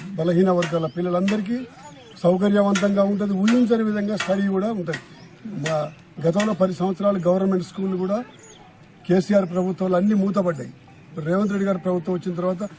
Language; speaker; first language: Telugu; native; Telugu